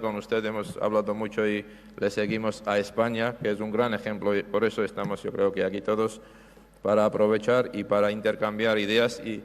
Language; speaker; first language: Spanish; non-native, fluent; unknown